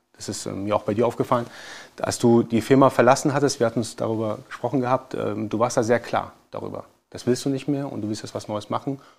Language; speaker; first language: German; early bilingual, other home language; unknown